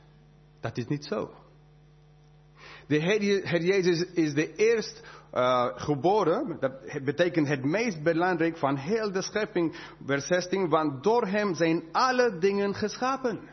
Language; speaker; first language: Dutch; non-native, fluent; English